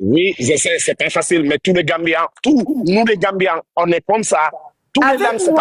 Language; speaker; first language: French; non-native, learner; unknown